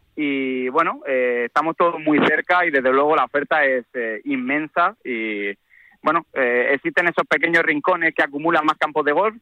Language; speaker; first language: Spanish; native; Spanish